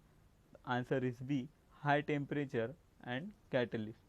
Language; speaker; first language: English; non-native, local second language; Marathi